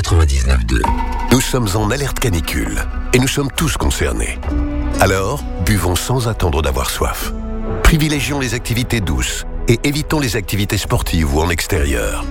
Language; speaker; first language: French; native; French